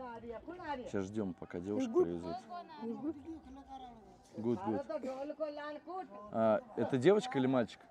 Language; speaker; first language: Russian; native; Russian